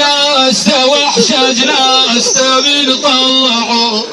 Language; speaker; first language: Arabic; native; Arabic